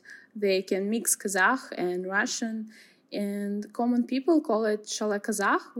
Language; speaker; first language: English; non-native, fluent; Kazakh